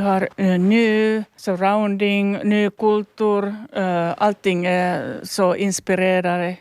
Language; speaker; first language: Swedish; non-native, local second language; Finnish